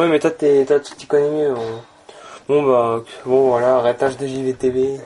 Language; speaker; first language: French; native; French